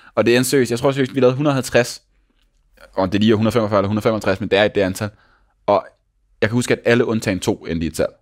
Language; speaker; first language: Danish; native; Danish